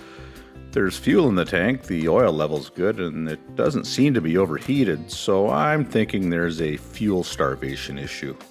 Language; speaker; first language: English; native; English